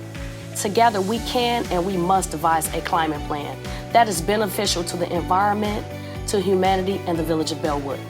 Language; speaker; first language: English; native; English